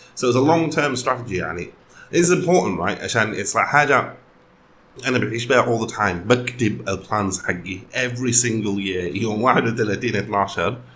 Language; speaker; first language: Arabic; early bilingual, heritage; Arabic